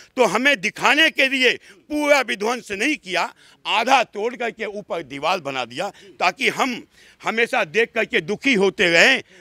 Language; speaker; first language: Hindi; native; Hindi